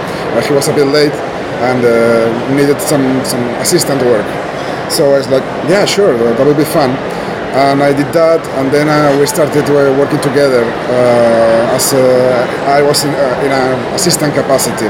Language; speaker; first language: English; non-native, fluent; Spanish